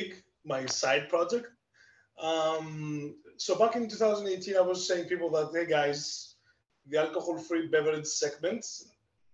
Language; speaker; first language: English; non-native, fluent; Greek